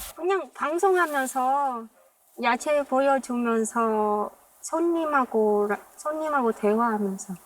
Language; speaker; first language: Korean; non-native, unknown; Vietnamese